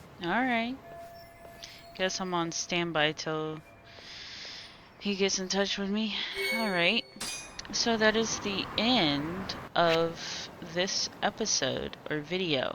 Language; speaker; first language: English; native; English